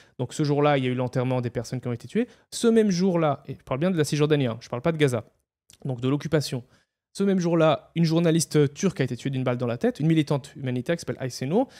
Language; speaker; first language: French; non-native, fluent; Hebrew